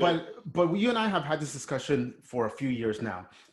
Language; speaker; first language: English; native; English